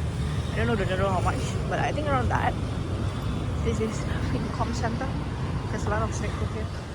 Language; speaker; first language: English; non-native, learner; Indonesian